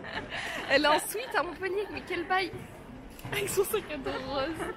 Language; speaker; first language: French; native; French